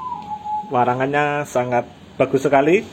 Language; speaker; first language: Indonesian; non-native, local second language; Javanese